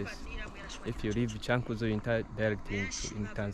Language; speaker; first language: English; non-native, learner; Rundi